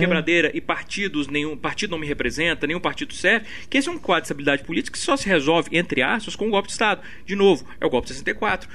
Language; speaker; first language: Portuguese; native; Portuguese